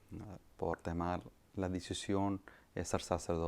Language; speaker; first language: Spanish; non-native, fluent; Malayalam